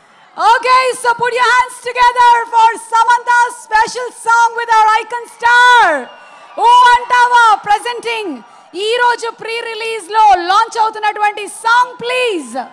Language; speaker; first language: Telugu; native; Telugu